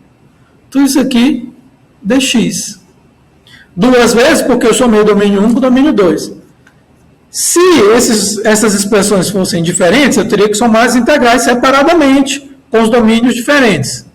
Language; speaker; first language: Portuguese; native; Portuguese